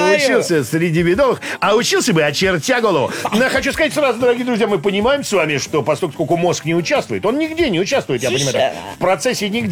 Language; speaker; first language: Russian; native; Russian